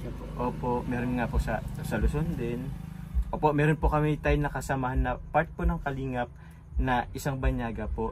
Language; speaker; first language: Filipino; native; Filipino